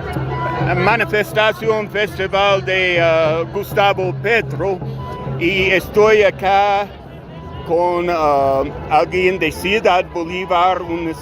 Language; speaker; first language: Spanish; non-native, learner; English